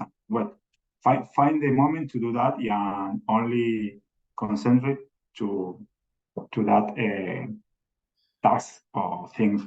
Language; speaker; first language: English; non-native, learner; Spanish